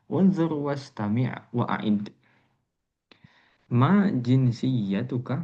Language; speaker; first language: Arabic; non-native, fluent; Indonesian